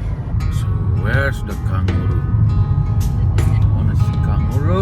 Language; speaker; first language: English; non-native, learner; Indonesian